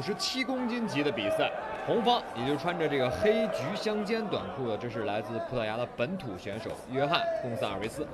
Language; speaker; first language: Chinese; native; Chinese